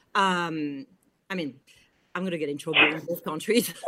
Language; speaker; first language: English; non-native, fluent; French